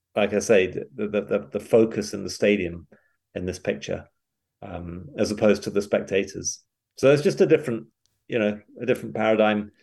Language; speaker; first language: English; native; English